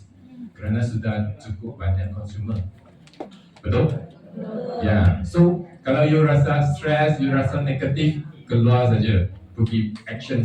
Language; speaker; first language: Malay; non-native, local second language; Chinese